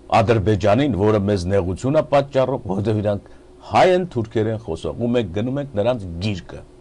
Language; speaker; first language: Armenian; native; Armenian